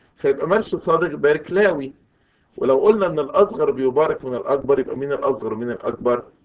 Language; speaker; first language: Arabic; native; Arabic